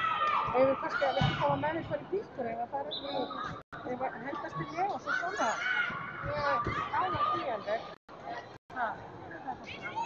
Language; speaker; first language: Icelandic; early bilingual, other home language; Polish